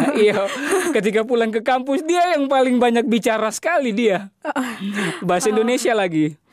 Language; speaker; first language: Indonesian; native; Indonesian